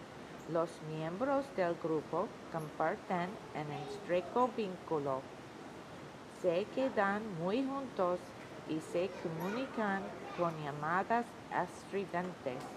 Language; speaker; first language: Spanish; non-native, learner; English